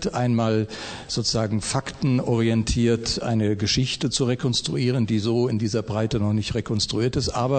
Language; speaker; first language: German; native; German